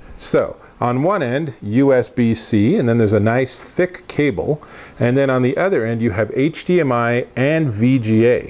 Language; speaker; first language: English; native; English